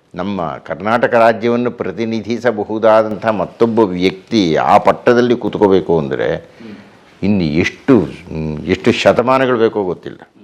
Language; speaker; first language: Kannada; native; Kannada